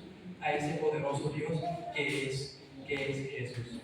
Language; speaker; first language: Spanish; native; Spanish